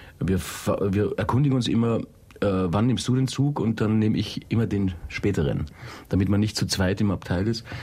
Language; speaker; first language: German; native; German